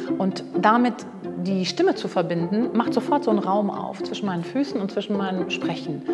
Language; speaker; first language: German; native; German